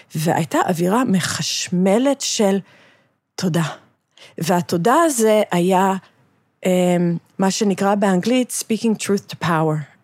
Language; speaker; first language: Hebrew; early bilingual, other home language; English